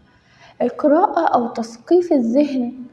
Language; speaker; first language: Arabic; native; Arabic